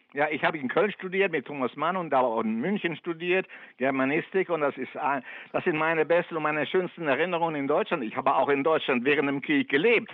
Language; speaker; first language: German; non-native, fluent; Italian